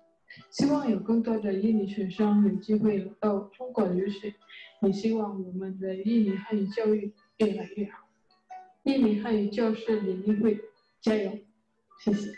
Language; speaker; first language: Chinese; non-native, fluent; Indonesian